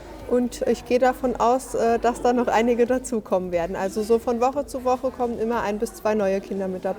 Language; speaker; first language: German; native; German